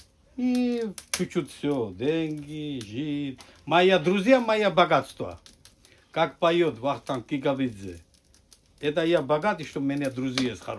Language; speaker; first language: Russian; non-native, fluent; Georgian